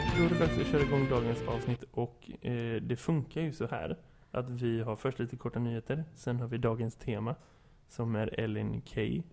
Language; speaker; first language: Swedish; native; Swedish